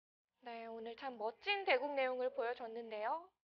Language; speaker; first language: Korean; native; Korean